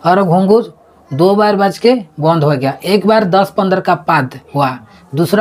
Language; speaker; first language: Hindi; non-native, local second language; Odia